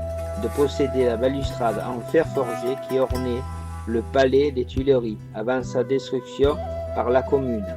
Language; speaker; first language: French; native; French